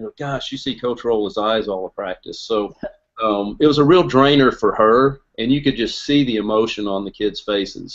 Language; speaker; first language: English; native; English